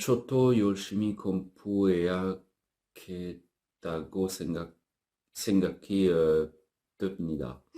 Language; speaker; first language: Korean; non-native, learner; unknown